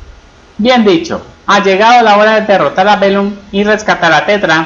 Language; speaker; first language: Spanish; native; Spanish